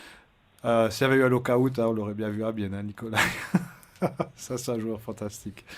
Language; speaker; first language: French; native; French